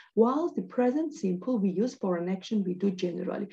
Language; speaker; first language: English; non-native, fluent; Georgian